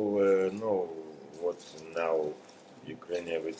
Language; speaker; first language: English; non-native, learner; Russian